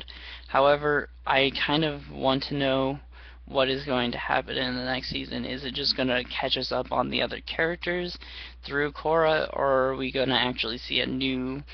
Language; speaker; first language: English; native; English